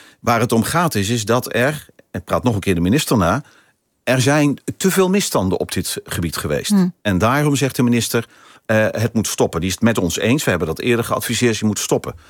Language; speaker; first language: Dutch; native; Dutch